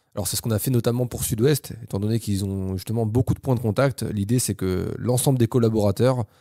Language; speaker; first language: French; native; French